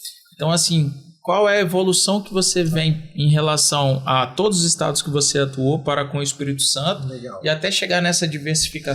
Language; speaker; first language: Portuguese; native; Portuguese